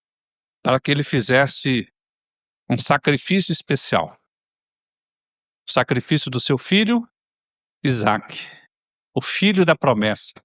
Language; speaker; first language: Portuguese; native; Portuguese